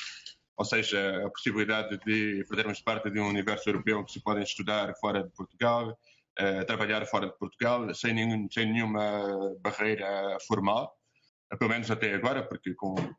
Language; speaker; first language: Portuguese; native; Portuguese